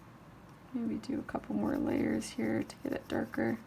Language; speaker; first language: English; native; English